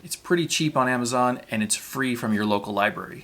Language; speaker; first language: English; native; English